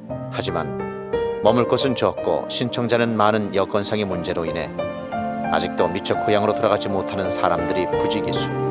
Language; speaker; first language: Korean; native; Korean